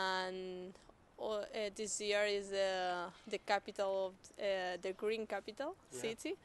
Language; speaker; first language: English; non-native, learner; Spanish